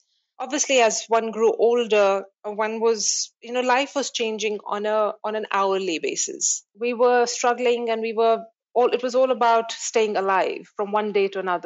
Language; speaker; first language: English; non-native, local second language; Kashmiri